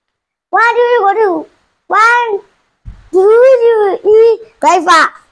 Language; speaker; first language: English; non-native, learner; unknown